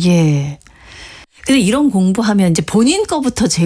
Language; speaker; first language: Korean; native; Korean